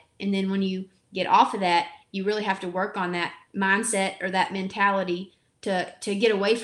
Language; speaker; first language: English; native; English